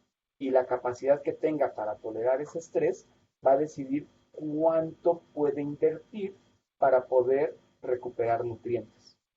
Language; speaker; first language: Spanish; native; Spanish